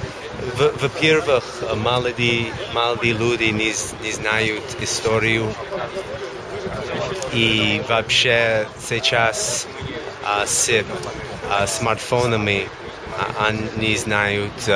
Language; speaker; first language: Russian; non-native, learner; English